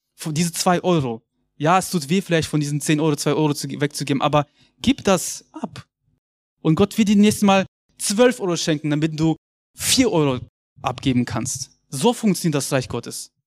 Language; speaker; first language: German; early bilingual, other home language; Russian